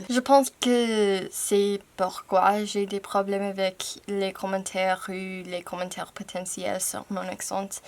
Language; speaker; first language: French; non-native, fluent; English